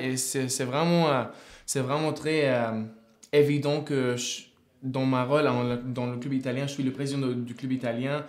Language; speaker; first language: French; non-native, fluent; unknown